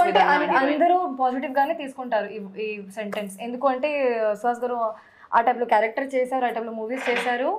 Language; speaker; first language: Telugu; non-native, fluent; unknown